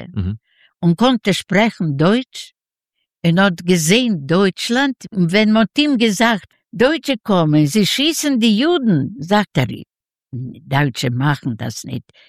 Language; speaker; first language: German; non-native, learner; Yiddish